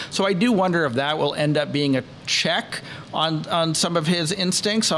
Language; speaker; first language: English; native; English